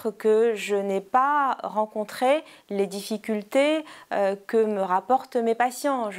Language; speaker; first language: French; non-native, local second language; Arabic